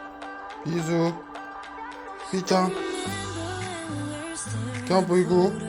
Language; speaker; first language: Japanese; native; Japanese